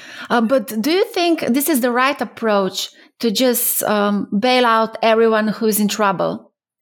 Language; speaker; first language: English; non-native, fluent; Slovenian